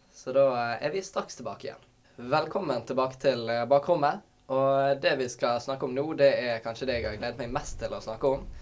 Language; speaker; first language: Norwegian; native; Norwegian